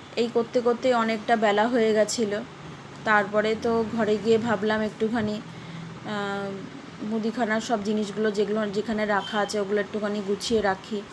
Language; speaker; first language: Bangla; native; Bangla